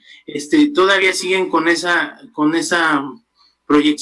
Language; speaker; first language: Spanish; native; Spanish